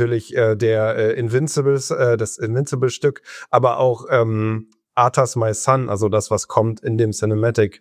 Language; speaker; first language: German; native; German